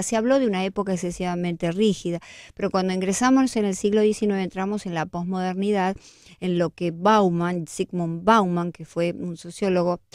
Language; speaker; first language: Spanish; native; Spanish